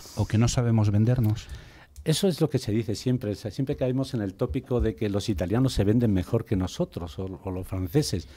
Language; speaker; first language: Spanish; native; Spanish